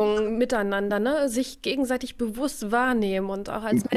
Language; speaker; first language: German; native; German